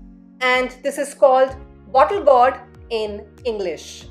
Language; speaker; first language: English; non-native, local second language; Hindi